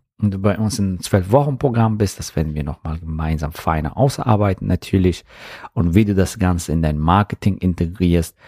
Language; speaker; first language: German; non-native, fluent; Persian